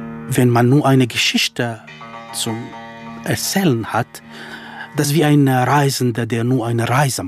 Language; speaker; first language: German; non-native, fluent; Kurdish